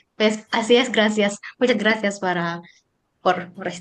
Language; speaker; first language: Spanish; non-native, learner; Indonesian